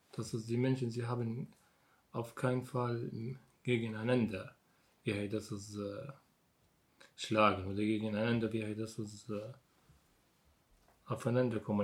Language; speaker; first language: German; non-native, learner; Arabic